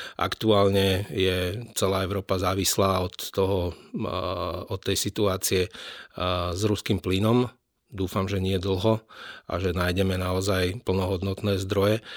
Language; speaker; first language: Slovak; native; Slovak